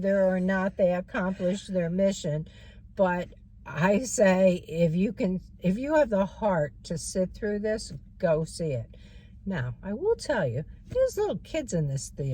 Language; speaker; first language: English; native; English